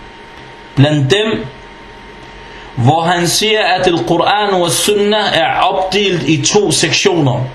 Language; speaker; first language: Danish; early bilingual, other home language; Arabic